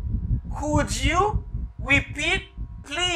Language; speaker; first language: English; non-native, fluent; Haitian Creole